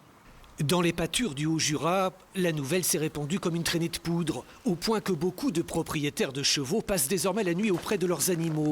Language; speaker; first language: French; native; French